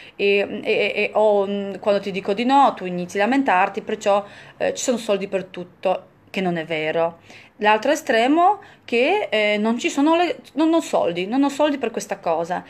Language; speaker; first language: Italian; non-native, fluent; Polish